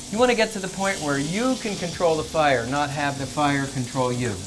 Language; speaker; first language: English; native; English